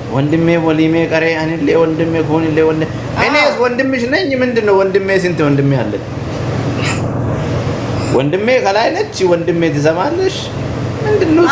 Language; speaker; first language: Amharic; non-native, local second language; Oromo